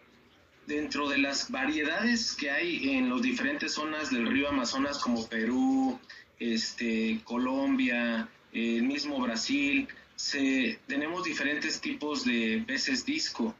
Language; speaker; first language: Spanish; native; Spanish